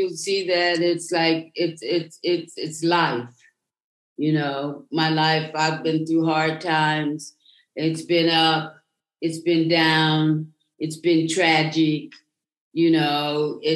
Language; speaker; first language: English; native; English